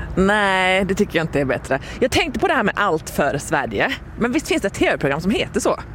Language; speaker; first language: Swedish; native; Swedish